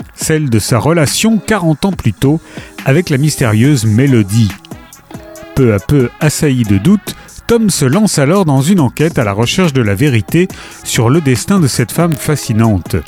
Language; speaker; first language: French; native; French